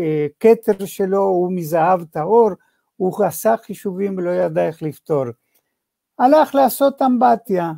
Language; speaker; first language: Hebrew; non-native, fluent; Spanish